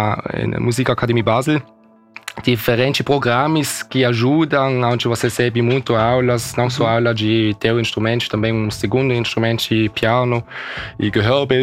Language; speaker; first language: Portuguese; early bilingual, heritage; Portuguese